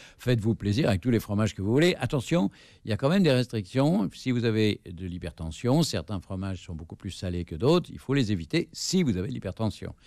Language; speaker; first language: French; native; French